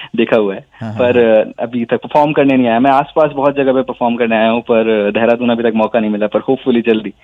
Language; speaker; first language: Hindi; native; Hindi